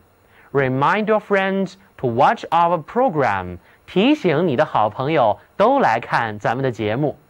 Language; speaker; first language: Chinese; native; Chinese